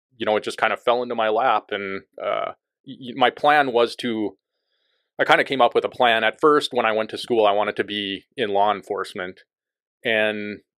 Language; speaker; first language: English; native; English